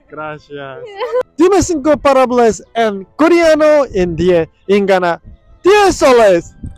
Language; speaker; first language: Spanish; non-native, learner; Korean